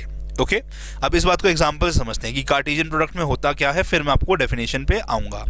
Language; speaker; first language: Hindi; native; Hindi